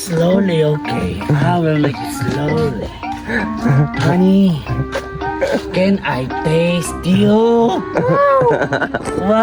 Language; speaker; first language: English; non-native, local second language; Filipino